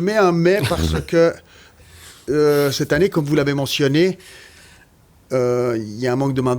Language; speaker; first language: French; native; French